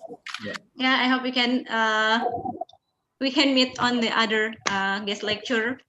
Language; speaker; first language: English; non-native, fluent; Indonesian